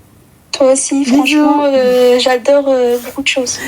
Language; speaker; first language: French; early bilingual, other home language; Arabic